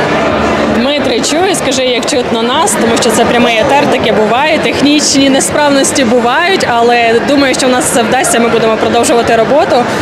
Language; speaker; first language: Ukrainian; native; Ukrainian